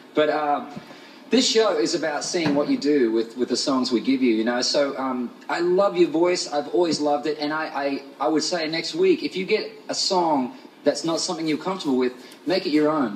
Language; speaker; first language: English; native; English